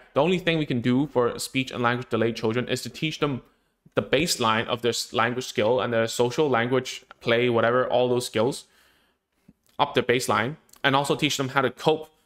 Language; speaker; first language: English; non-native, local second language; Cantonese